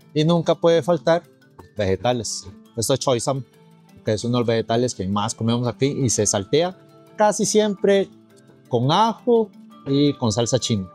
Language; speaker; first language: Spanish; early bilingual, other home language; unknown